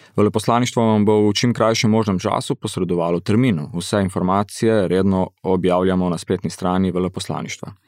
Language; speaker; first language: Slovenian; early bilingual, heritage; Slovenian